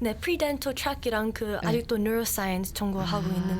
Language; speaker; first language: Korean; early bilingual, heritage; Korean